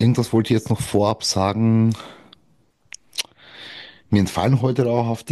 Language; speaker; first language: German; native; German